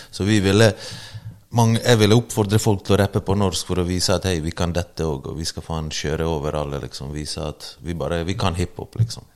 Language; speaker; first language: Norwegian; early bilingual, other home language; Bosnian